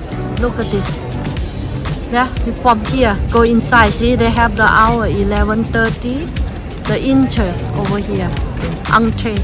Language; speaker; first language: English; non-native, learner; Chinese